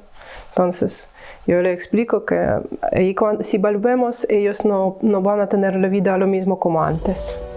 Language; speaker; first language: Spanish; non-native, learner; Ukrainian